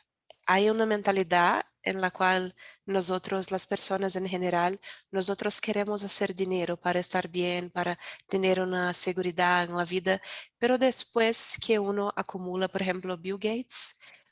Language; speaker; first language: Spanish; non-native, learner; Portuguese